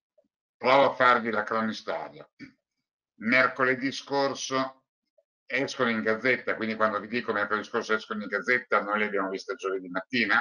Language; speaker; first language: Italian; native; Italian